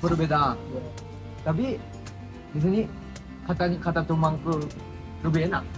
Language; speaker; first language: Indonesian; non-native, fluent; Japanese